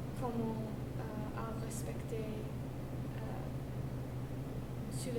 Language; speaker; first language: French; non-native, learner; English